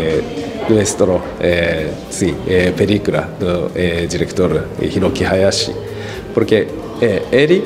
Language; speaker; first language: Spanish; non-native, learner; Japanese